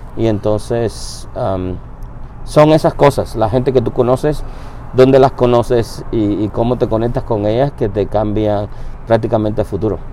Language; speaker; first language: Spanish; native; Spanish